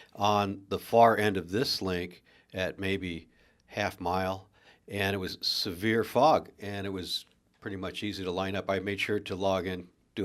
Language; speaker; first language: English; native; English